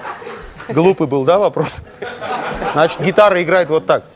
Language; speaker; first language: Russian; non-native, local second language; Armenian